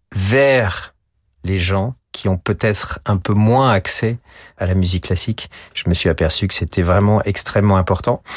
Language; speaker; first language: French; native; French